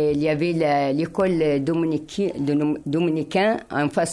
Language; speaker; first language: French; non-native, fluent; Arabic